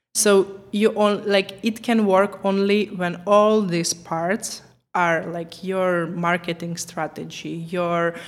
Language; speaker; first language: English; non-native, fluent; Ukrainian